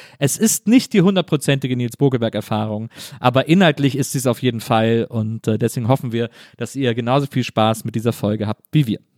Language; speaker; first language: German; native; German